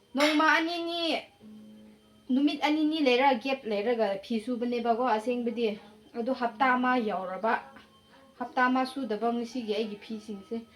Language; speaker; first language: Manipuri; non-native, local second language; Tangkhul Naga (India)